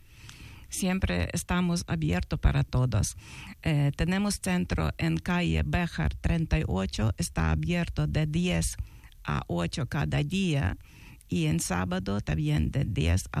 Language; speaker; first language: Spanish; non-native, learner; Ukrainian